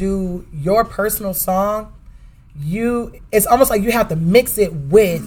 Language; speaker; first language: English; native; English